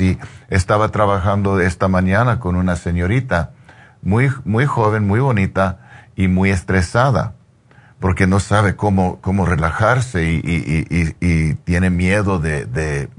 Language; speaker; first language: Spanish; non-native, learner; English